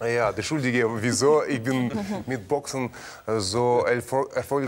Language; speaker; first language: German; non-native, learner; Russian